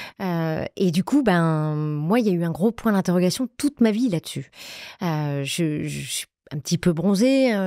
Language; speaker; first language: French; native; French